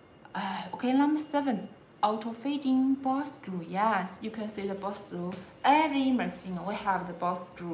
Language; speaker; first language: English; non-native, learner; Chinese